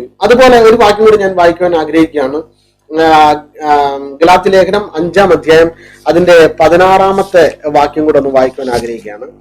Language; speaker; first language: Malayalam; native; Malayalam